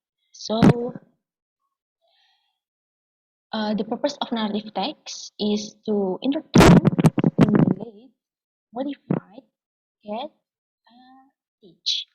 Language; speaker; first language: English; non-native, learner; Indonesian